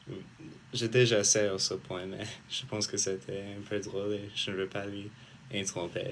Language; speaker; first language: French; non-native, learner; English